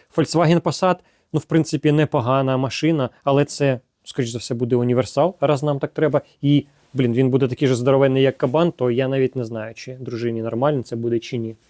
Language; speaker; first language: Ukrainian; non-native, local second language; Russian